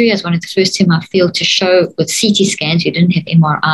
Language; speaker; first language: English; native; English